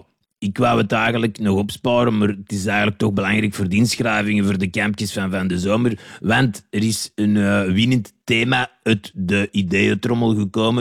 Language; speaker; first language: Dutch; native; Dutch